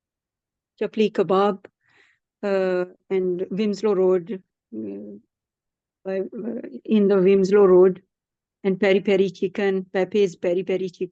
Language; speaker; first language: English; non-native, learner; Urdu